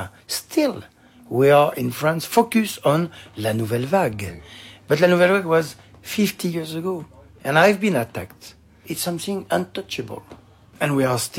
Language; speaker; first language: English; non-native, fluent; French